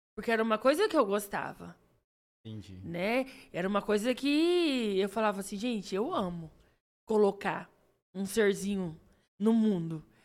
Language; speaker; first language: Portuguese; native; Portuguese